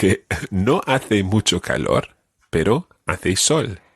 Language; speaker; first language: Spanish; non-native, fluent; English